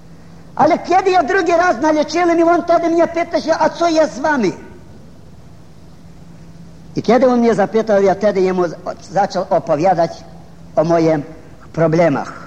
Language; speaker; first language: Polish; non-native, fluent; Ukrainian